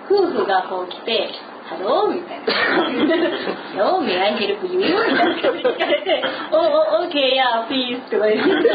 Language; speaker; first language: Japanese; native; Japanese